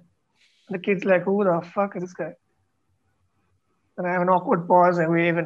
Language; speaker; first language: English; non-native, local second language; Tamil